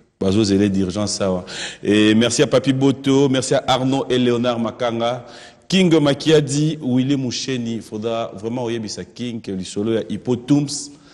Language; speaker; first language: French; non-native, local second language; Lingala